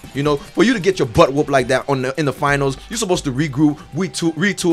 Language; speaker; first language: English; non-native, fluent; Haitian Creole